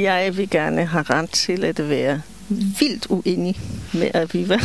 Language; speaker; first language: Danish; non-native, fluent; Polish